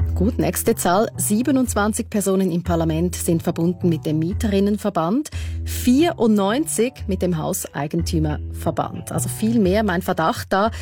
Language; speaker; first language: German; native; German